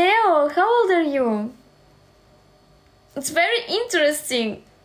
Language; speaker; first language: English; non-native, learner; Russian